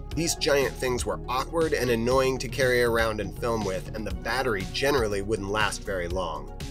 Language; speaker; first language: English; native; English